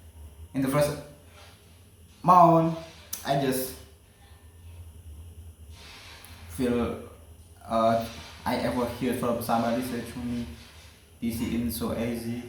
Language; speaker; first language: English; non-native, learner; Indonesian